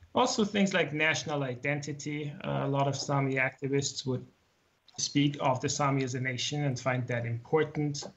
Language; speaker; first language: English; non-native, fluent; German